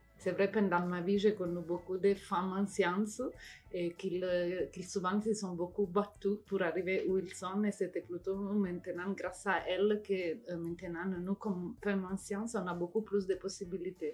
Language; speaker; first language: French; non-native, fluent; Italian